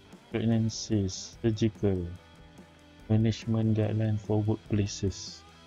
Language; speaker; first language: English; non-native, local second language; Malay